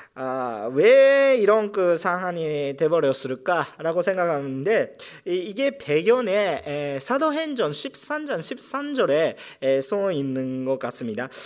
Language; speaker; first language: Korean; non-native, fluent; Japanese